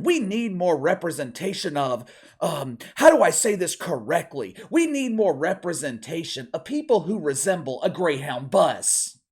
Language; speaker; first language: English; native; English